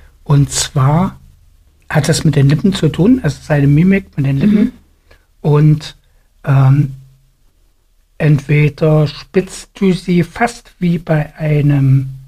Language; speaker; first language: German; native; German